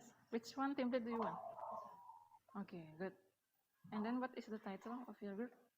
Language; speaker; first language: English; non-native, learner; Indonesian